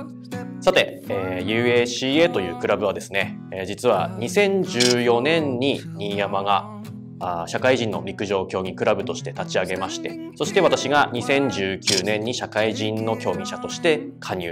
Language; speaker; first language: Japanese; native; Japanese